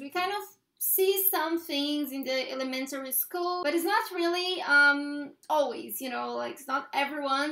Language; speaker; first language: English; non-native, fluent; Portuguese